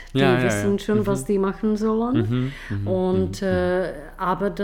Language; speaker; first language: German; non-native, fluent; Czech